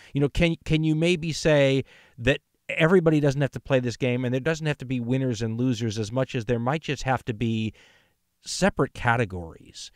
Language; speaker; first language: English; native; English